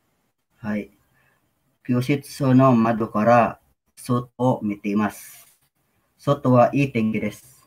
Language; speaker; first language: Japanese; non-native, learner; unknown